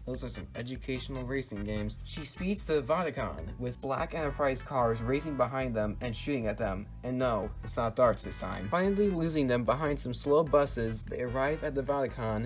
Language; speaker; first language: English; native; English